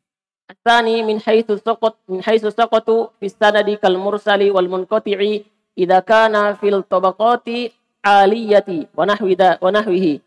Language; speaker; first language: Arabic; non-native, learner; Indonesian